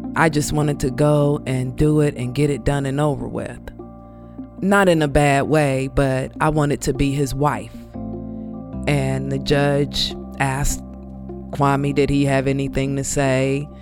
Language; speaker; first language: English; native; English